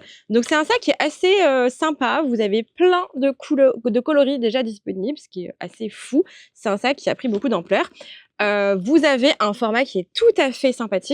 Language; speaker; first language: French; native; French